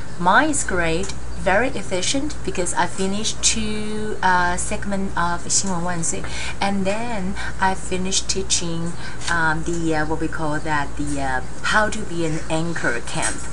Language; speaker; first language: English; non-native, fluent; Chinese